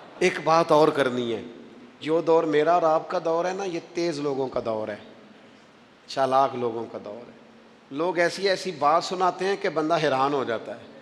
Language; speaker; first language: Urdu; non-native, local second language; Punjabi